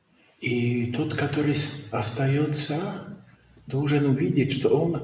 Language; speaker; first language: Russian; non-native, learner; Polish